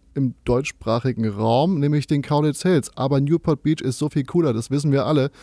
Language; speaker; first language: German; native; German